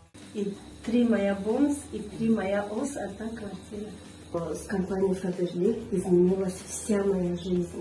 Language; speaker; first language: Russian; non-native, learner; Tajik